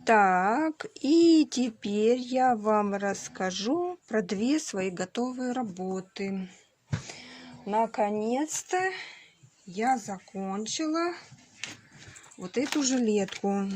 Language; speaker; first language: Russian; native; Russian